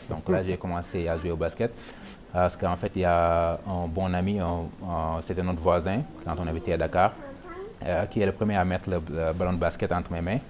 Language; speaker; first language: French; non-native, local second language; Wolof